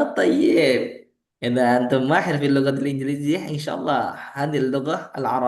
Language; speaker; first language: Arabic; non-native, fluent; Indonesian